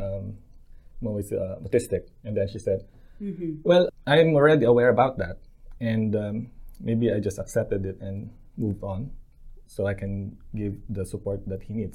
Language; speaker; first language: English; non-native, local second language; Filipino